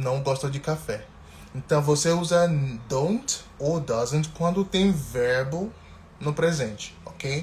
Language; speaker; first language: Portuguese; non-native, fluent; English